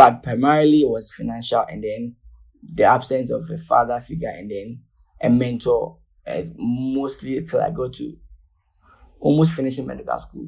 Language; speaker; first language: English; non-native, local second language; Akan